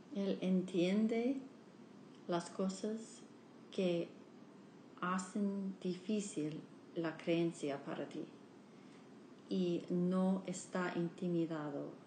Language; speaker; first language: Spanish; non-native, learner; English